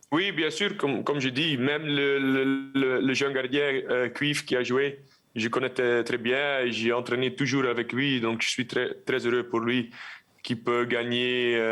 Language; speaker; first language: French; non-native, local second language; Dutch